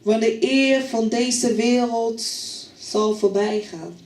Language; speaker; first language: Dutch; non-native, fluent; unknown